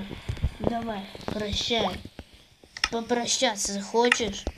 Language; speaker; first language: Russian; native; Russian